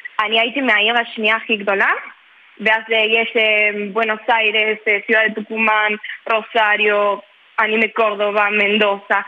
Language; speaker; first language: Hebrew; early bilingual, heritage; Spanish